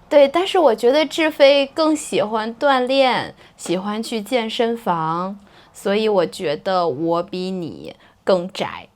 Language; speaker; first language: Chinese; native; Chinese